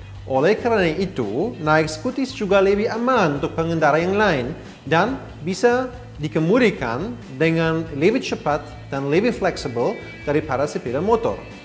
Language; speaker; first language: Indonesian; non-native, fluent; German